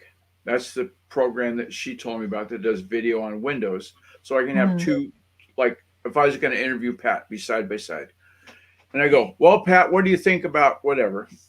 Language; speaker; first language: English; native; English